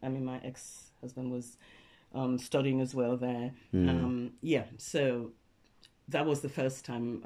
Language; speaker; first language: English; non-native, local second language; Krio